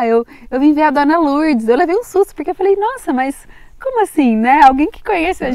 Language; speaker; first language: Portuguese; native; Portuguese